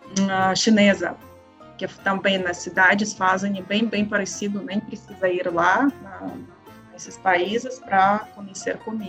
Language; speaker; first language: Portuguese; non-native, learner; Russian